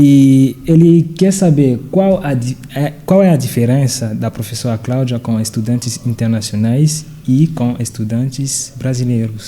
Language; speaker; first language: Portuguese; non-native, fluent; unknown